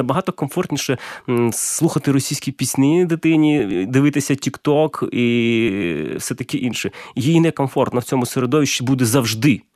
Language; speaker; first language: Ukrainian; non-native, local second language; Russian